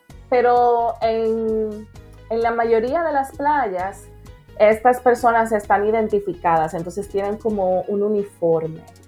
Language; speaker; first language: Spanish; native; Spanish